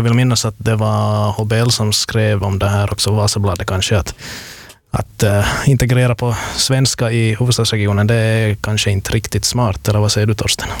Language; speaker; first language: Swedish; native; Swedish